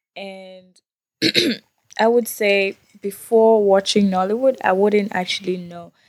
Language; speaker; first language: English; non-native, local second language; Swahili